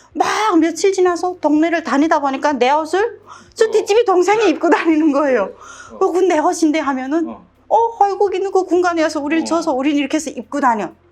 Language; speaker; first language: Korean; native; Korean